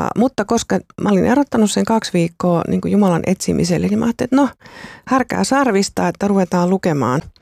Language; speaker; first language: Finnish; native; Finnish